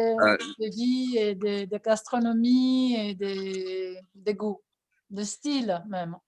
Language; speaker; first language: French; non-native, fluent; Italian